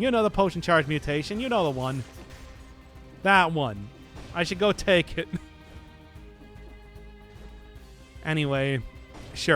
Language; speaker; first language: English; native; English